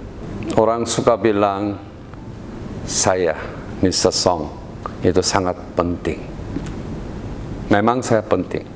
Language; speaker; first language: Indonesian; non-native, learner; Korean